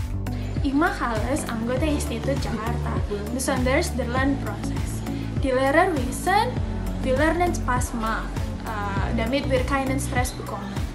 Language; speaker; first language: German; non-native, learner; Indonesian